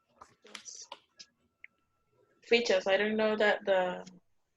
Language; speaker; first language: English; non-native, learner; Spanish